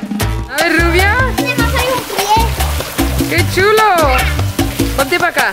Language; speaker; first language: Spanish; native; Spanish